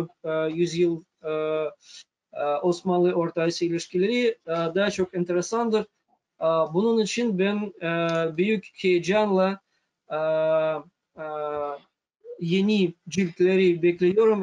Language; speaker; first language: Turkish; non-native, fluent; Russian